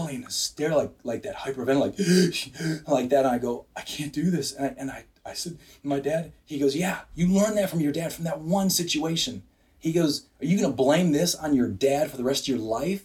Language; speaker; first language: English; native; English